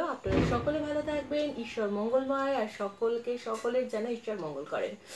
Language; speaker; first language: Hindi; non-native, local second language; Bangla